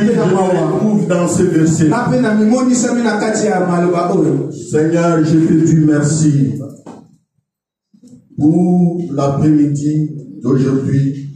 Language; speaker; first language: French; non-native, local second language; Lingala